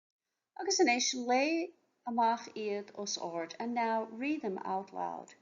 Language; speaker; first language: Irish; non-native, local second language; English